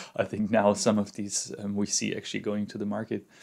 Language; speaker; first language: English; non-native, fluent; German